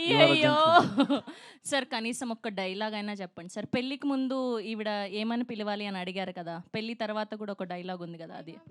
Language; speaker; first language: Telugu; native; Telugu